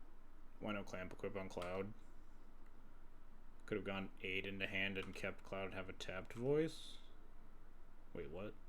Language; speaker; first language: English; native; English